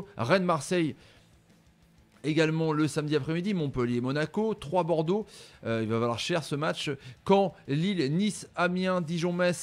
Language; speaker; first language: French; native; French